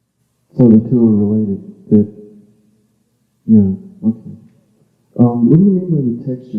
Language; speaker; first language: English; native; English